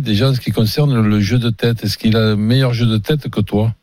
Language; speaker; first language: French; native; French